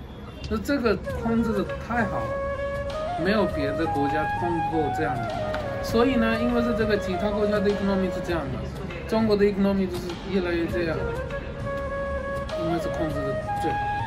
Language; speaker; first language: Chinese; non-native, fluent; Hindi